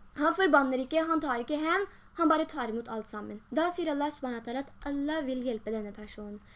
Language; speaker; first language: Norwegian; early bilingual, other home language; Urdu